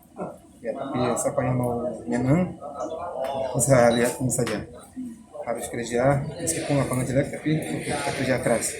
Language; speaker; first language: Indonesian; non-native, fluent; Portuguese